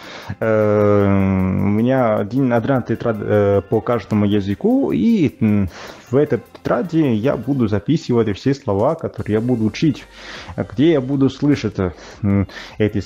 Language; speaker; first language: Russian; non-native, fluent; Italian